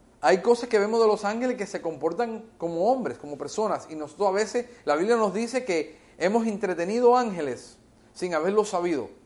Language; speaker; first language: Spanish; early bilingual, heritage; Spanish